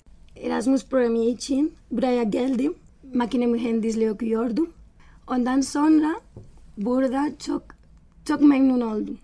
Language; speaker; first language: Turkish; non-native, learner; Spanish